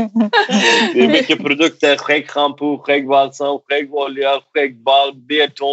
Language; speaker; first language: Swedish; non-native, fluent; Persian